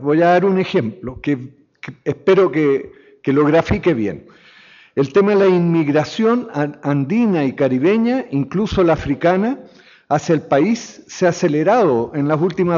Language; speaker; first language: Spanish; native; Spanish